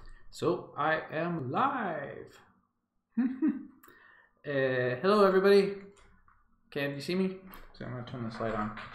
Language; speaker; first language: English; native; English